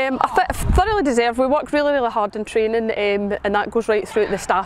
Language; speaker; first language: English; native; English